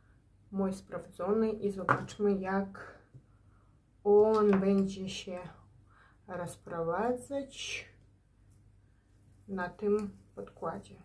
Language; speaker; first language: Polish; non-native, learner; Ukrainian